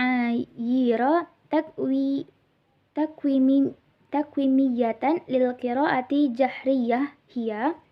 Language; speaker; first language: Arabic; non-native, learner; Indonesian